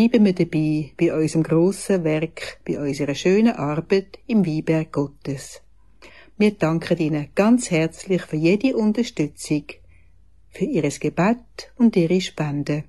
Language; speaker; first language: German; native; German